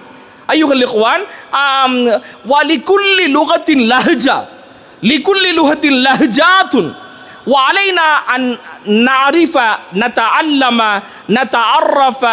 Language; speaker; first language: Arabic; non-native, fluent; Tamil